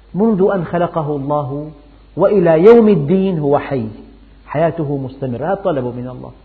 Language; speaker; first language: Arabic; native; Arabic